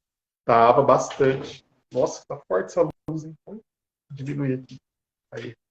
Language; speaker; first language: Portuguese; native; Portuguese